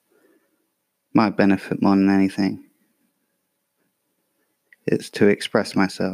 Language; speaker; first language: English; native; English